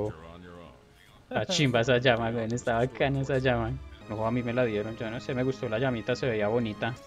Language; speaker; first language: Spanish; native; Spanish